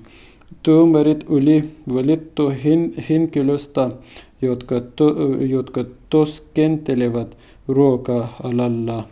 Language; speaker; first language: Finnish; non-native, learner; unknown